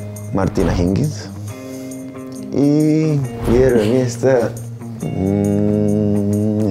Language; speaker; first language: Russian; non-native, learner; Spanish